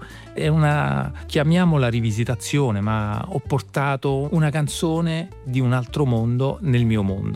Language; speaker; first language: Italian; native; Italian